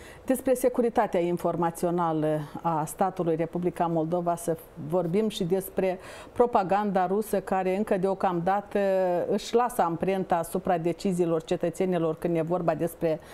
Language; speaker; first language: Romanian; native; Romanian